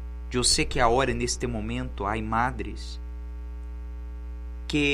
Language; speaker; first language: Portuguese; non-native, learner; Spanish